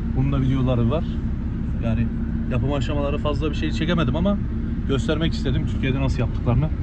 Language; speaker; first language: Turkish; early bilingual, heritage; Turkish